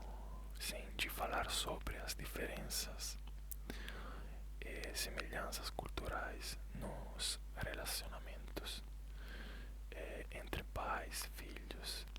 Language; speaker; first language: Portuguese; non-native, fluent; Italian